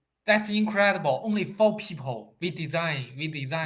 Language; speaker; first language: English; non-native, learner; Chinese